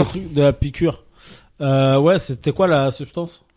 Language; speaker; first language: French; native; French